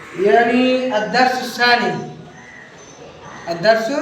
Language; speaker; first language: Arabic; non-native, fluent; Bangla